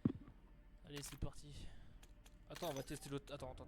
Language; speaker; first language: French; native; French